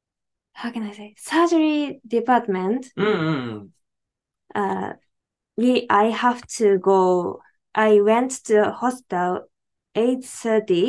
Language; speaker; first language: English; non-native, learner; Japanese